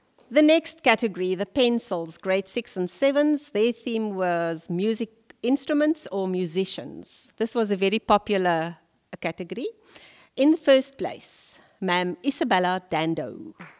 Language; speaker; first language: English; non-native, local second language; Afrikaans